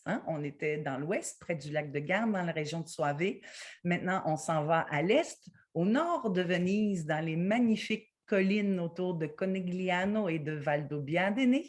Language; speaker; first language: French; native; French